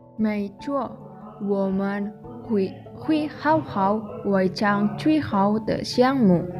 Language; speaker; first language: Chinese; non-native, learner; Indonesian